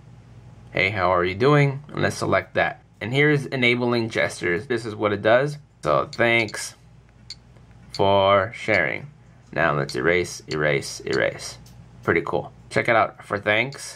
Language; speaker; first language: English; native; English